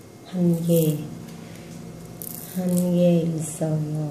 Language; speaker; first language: Korean; non-native, learner; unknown